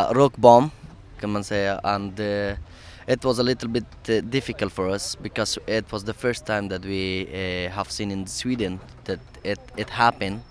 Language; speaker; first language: English; non-native, learner; Persian